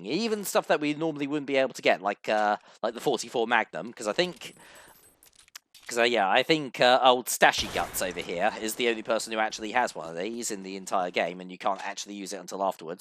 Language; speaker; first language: English; native; English